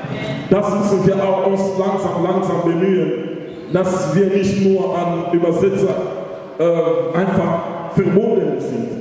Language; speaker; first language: German; non-native, learner; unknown